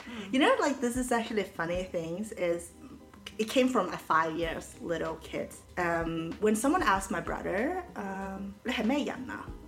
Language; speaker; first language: English; early bilingual, other home language; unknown